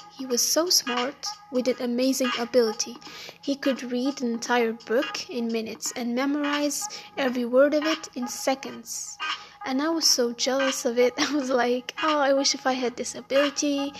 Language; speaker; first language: English; non-native, fluent; Arabic